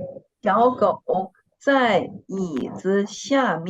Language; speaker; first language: Chinese; non-native, fluent; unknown